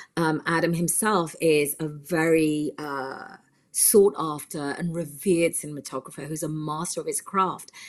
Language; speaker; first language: English; native; English